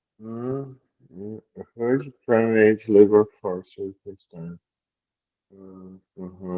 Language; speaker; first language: English; non-native, learner; Portuguese